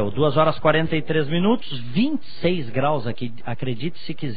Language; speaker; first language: Portuguese; native; Portuguese